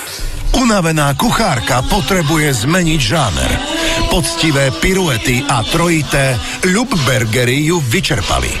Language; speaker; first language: Slovak; native; Slovak